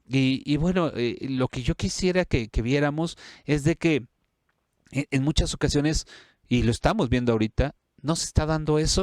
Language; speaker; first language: Spanish; native; Spanish